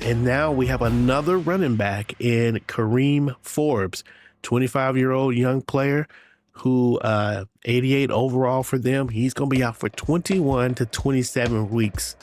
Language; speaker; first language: English; native; English